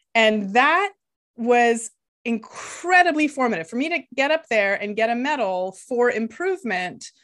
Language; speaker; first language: English; non-native, fluent; Lithuanian